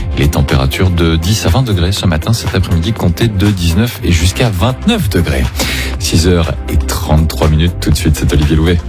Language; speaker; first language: French; native; French